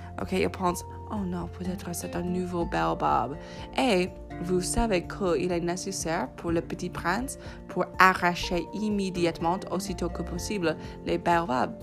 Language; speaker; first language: French; non-native, fluent; English